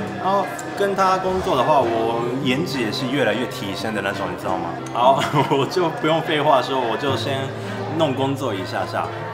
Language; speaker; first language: Chinese; non-native, fluent; Japanese